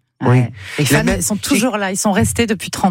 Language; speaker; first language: French; native; French